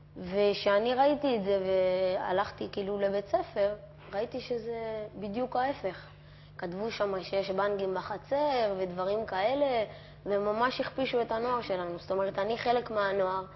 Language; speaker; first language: Hebrew; native; Hebrew